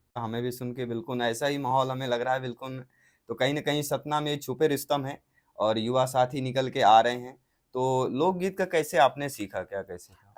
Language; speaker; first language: Hindi; native; Hindi